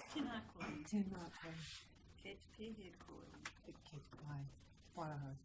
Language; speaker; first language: Māori; non-native, learner; English